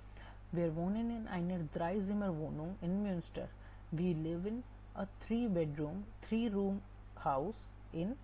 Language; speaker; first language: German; non-native, fluent; Hindi